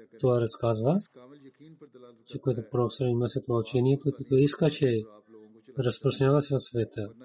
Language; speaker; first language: Bulgarian; non-native, learner; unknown